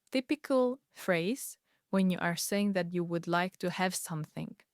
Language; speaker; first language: English; non-native, fluent; Czech